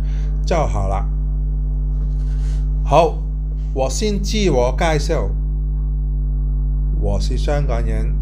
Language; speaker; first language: Chinese; non-native, local second language; Cantonese